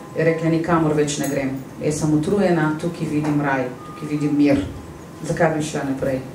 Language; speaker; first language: Slovenian; non-native, fluent; Arabic